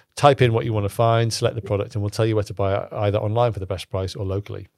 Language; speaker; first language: English; native; English